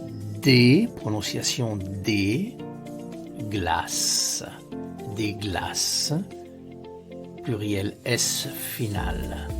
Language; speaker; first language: French; non-native, fluent; Italian